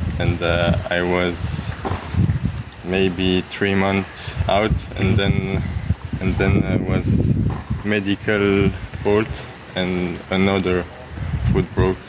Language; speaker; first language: English; non-native, learner; French